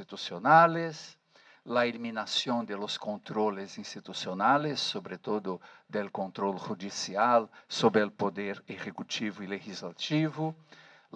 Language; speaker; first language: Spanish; non-native, fluent; Portuguese